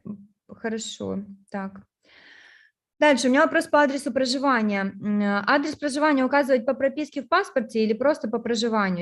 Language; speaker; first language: Russian; native; Russian